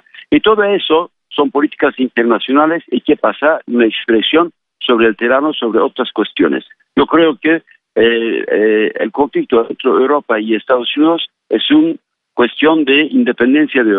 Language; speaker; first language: Spanish; non-native, fluent; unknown